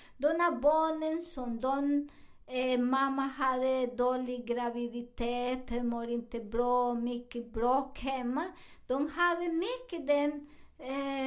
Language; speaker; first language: Swedish; non-native, fluent; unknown